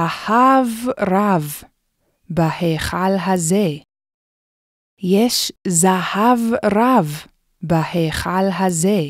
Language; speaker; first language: Hebrew; non-native, fluent; English